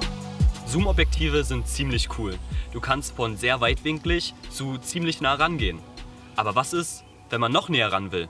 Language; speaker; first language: German; native; German